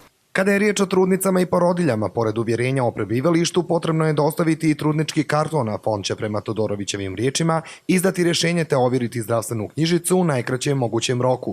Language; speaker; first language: Bosnian; native; Bosnian